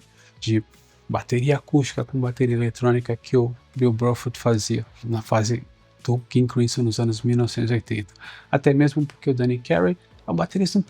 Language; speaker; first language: Portuguese; native; Portuguese